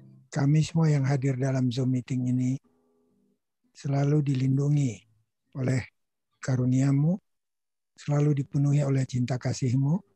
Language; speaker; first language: Indonesian; native; Indonesian